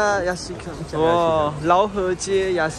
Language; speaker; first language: Korean; non-native, learner; Chinese